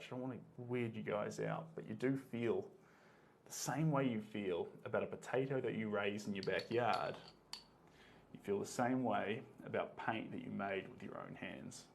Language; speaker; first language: English; native; English